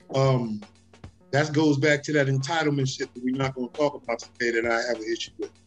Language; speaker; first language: English; native; English